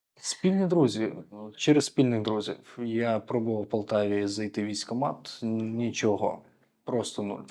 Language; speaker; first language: Ukrainian; native; Ukrainian